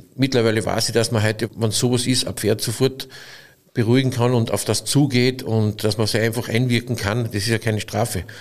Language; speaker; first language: German; native; German